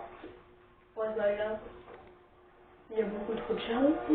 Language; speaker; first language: French; native; French